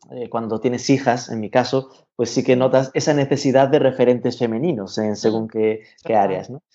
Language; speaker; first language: Spanish; native; Spanish